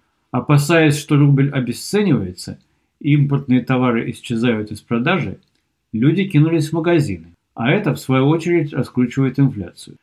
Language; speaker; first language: Russian; native; Russian